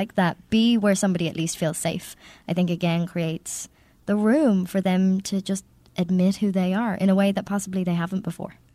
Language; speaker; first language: English; native; English